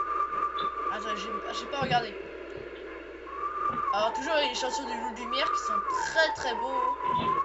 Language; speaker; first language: French; native; French